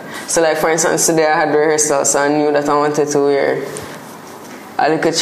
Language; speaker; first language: English; non-native, local second language; Jamaican Creole English